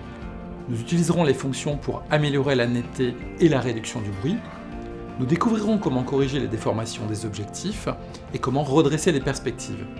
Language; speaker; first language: French; native; French